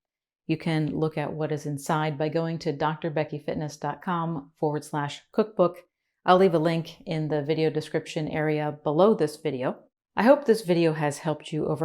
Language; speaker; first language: English; native; English